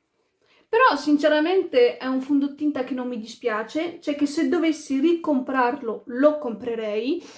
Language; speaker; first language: Italian; early bilingual, other home language; Arabic